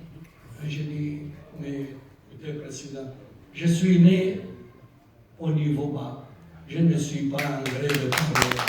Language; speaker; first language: French; non-native, local second language; Italian